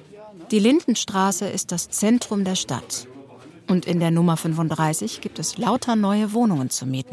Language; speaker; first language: German; native; German